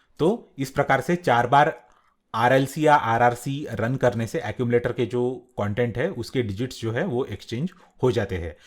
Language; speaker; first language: Hindi; non-native, local second language; Marathi